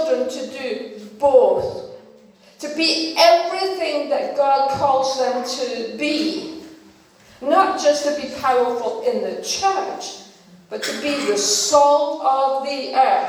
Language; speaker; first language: English; non-native, fluent; Danish